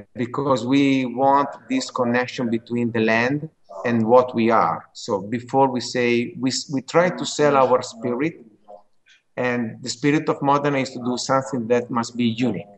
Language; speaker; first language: English; non-native, fluent; Italian